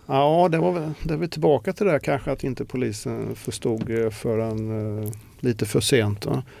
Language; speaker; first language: Swedish; native; Swedish